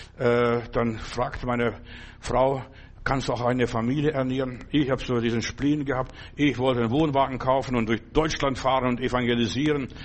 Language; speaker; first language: German; non-native, fluent; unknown